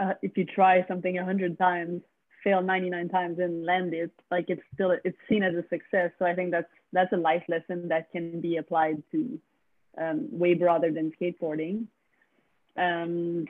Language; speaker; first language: English; non-native, fluent; French